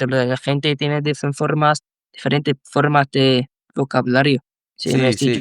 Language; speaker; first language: Spanish; non-native, learner; Dutch